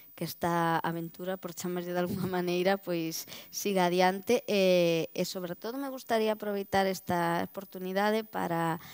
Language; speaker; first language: Galician; native; Galician